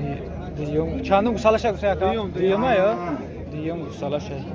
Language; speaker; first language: Tajik; native; Tajik